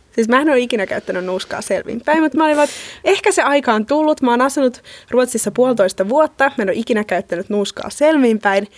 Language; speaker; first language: Finnish; native; Finnish